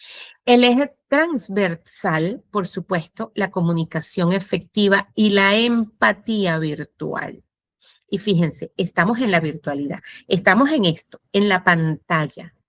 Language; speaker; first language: Spanish; native; Spanish